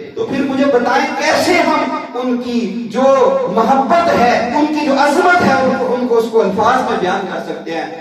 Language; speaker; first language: Urdu; non-native, local second language; Punjabi